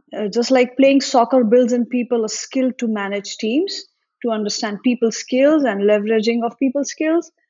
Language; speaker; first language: English; non-native, local second language; Marathi